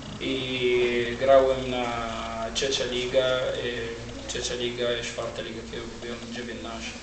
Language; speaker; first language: Polish; non-native, learner; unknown